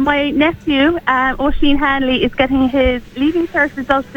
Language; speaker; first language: English; native; English